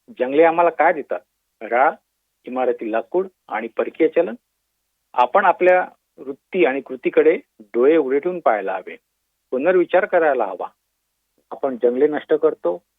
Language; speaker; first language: Marathi; native; Marathi